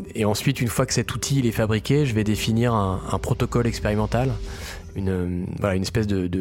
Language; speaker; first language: French; native; French